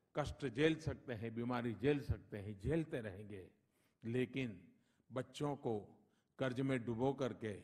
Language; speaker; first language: Hindi; non-native, local second language; Gujarati